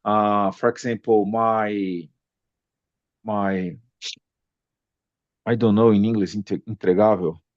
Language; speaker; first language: English; non-native, learner; Portuguese